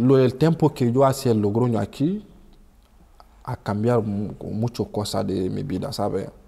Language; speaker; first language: Spanish; non-native, learner; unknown